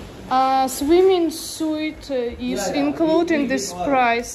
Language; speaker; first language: English; non-native, learner; Russian